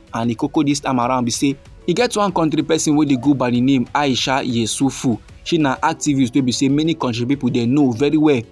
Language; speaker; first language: Nigerian Pidgin; native; Nigerian Pidgin